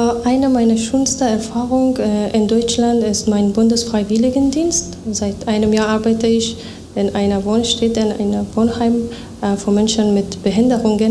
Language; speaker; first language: German; non-native, fluent; Persian